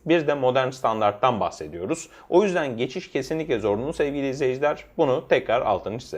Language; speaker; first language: Turkish; native; Turkish